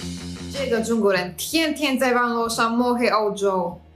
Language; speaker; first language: Chinese; non-native, fluent; Slovak